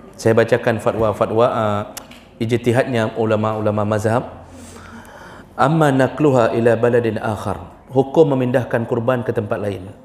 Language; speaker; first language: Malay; non-native, local second language; Achinese